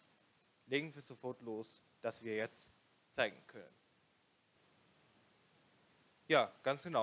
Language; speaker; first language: German; non-native, local second language; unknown